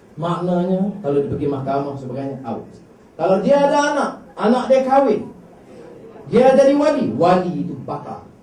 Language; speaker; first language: Malay; native; Malay